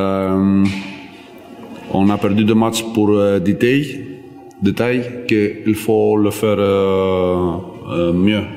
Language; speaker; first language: French; non-native, learner; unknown